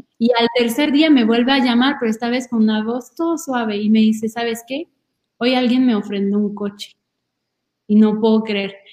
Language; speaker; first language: Spanish; non-native, fluent; French